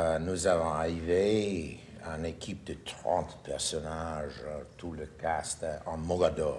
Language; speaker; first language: French; non-native, fluent; English